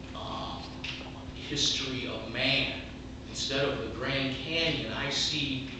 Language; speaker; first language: English; native; English